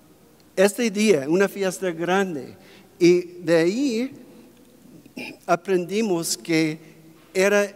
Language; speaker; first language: Spanish; non-native, fluent; English